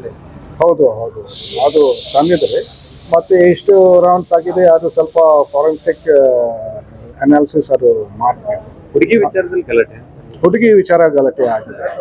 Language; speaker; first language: Kannada; non-native, local second language; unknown